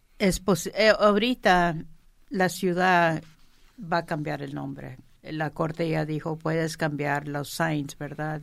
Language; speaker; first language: Spanish; early bilingual, heritage; Spanish